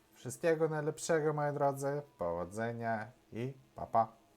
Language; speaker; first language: Polish; non-native, learner; Russian